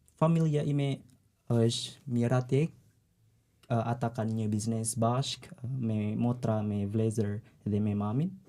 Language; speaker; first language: Albanian; non-native, learner; Indonesian